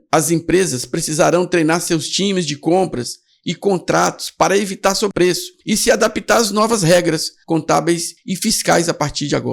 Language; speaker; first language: Portuguese; native; Portuguese